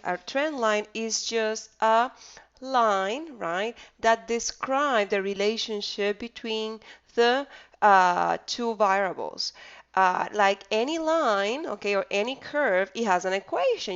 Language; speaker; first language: English; non-native, fluent; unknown